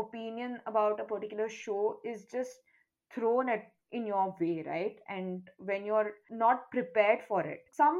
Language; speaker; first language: English; non-native, local second language; Kannada